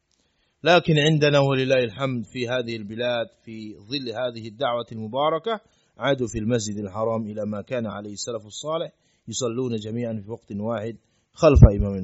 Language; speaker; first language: Arabic; non-native, fluent; Indonesian